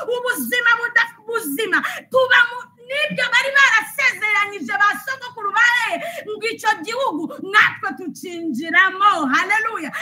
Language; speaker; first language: Kinyarwanda; early bilingual, heritage; Kinyarwanda